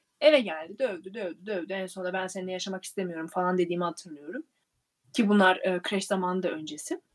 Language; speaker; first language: Turkish; early bilingual, heritage; Turkish